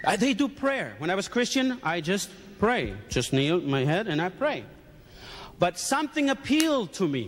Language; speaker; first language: English; native; English